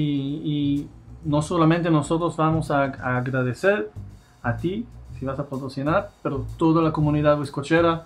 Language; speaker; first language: Spanish; non-native, fluent; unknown